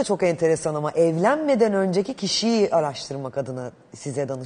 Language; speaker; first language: Turkish; native; Turkish